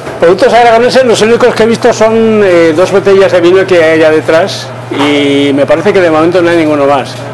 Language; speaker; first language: Spanish; native; Spanish